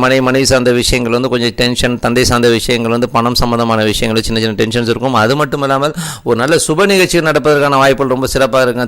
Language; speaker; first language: Tamil; native; Tamil